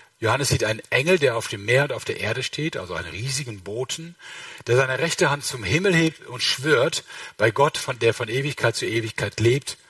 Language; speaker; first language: German; native; German